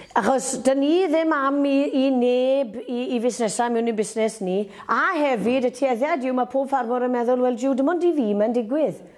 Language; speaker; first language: Welsh; native; Welsh